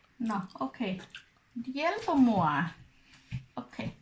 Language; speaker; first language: Danish; non-native, learner; Thai